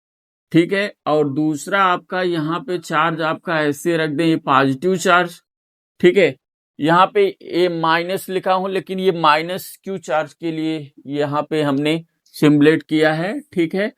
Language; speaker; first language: Hindi; native; Hindi